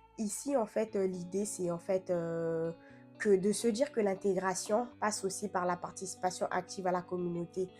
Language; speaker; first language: French; non-native, fluent; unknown